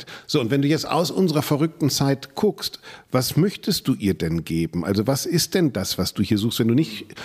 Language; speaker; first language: German; native; German